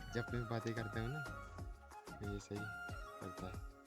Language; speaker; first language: Hindi; non-native, local second language; Chakma